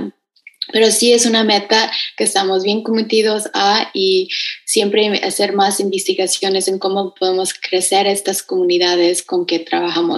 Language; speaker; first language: Spanish; early bilingual, heritage; Spanish